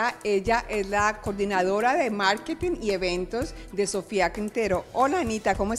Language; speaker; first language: Spanish; native; Spanish